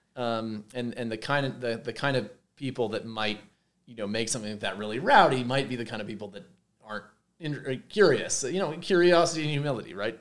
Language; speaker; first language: English; native; English